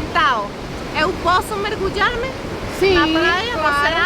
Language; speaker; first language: Portuguese; non-native, learner; Spanish